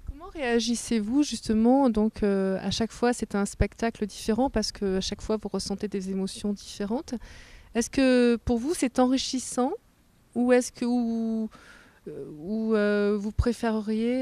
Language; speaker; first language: French; native; French